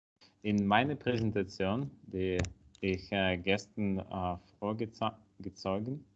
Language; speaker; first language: German; non-native, learner; Italian